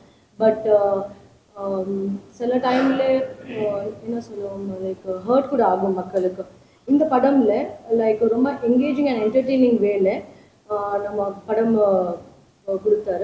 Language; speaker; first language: Tamil; non-native, learner; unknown